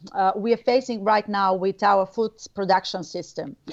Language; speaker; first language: English; non-native, fluent; Bulgarian